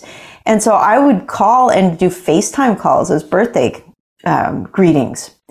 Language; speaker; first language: English; native; English